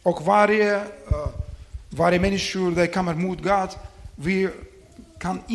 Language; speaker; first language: Swedish; non-native, learner; Ukrainian